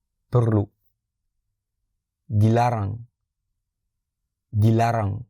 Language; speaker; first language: Indonesian; non-native, fluent; French